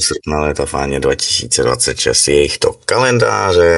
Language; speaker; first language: Czech; native; Czech